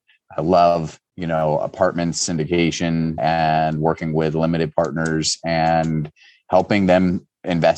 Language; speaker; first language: English; native; English